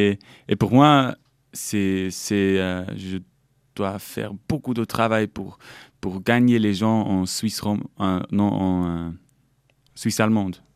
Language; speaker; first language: French; non-native, local second language; German